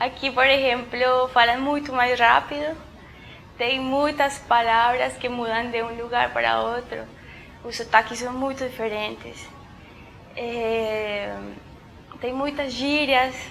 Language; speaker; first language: Portuguese; non-native, fluent; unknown